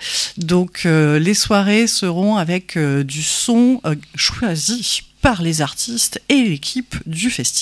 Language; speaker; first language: French; native; French